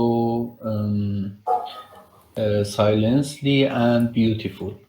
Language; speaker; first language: English; non-native, learner; Persian